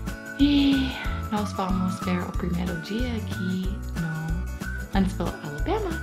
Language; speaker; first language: Portuguese; non-native, learner; English